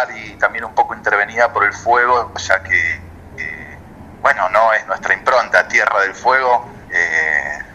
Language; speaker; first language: Spanish; native; Spanish